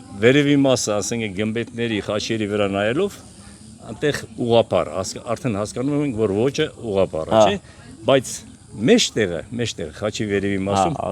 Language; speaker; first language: Armenian; non-native, local second language; Kurdish